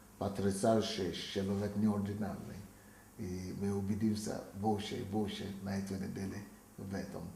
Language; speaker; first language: Russian; non-native, fluent; Yoruba